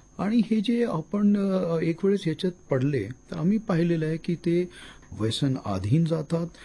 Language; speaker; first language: Marathi; non-native, local second language; Hindi